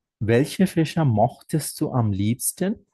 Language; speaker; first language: German; non-native, fluent; Bangla